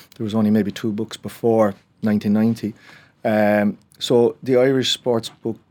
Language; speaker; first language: English; native; English